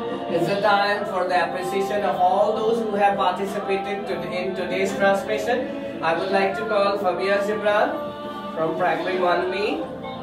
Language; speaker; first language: English; non-native, local second language; Urdu